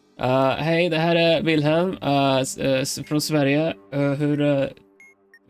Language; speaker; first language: Swedish; non-native, learner; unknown